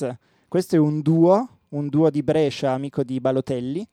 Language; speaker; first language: Italian; native; Italian